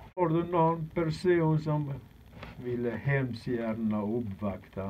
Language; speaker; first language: Swedish; non-native, fluent; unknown